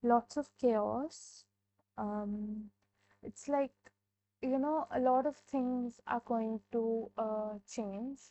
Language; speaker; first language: English; non-native, local second language; Hindi